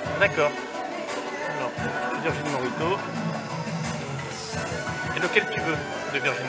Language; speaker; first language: French; native; French